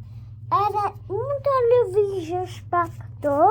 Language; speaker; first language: Albanian; early bilingual, heritage; Albanian